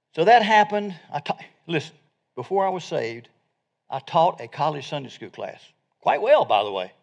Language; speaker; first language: English; native; English